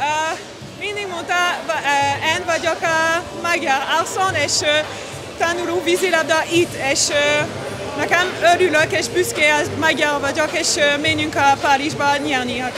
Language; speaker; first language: Hungarian; non-native, learner; French